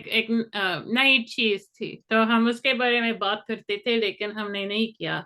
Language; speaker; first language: Hindi; non-native, fluent; English